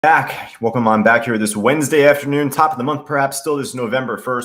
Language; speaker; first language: English; native; English